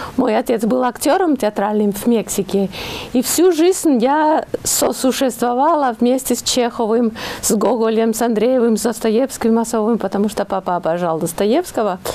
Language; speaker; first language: Russian; non-native, fluent; Spanish